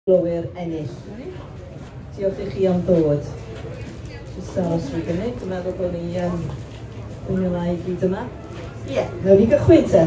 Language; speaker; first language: Welsh; native; Welsh